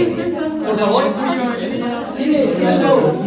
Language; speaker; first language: Spanish; native; Spanish